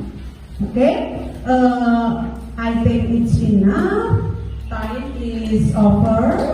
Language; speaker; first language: English; non-native, learner; Indonesian